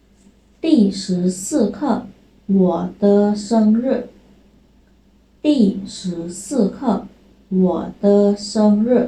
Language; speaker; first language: Chinese; non-native, fluent; Khmer